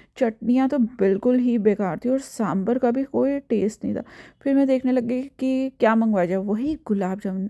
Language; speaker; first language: Hindi; native; Hindi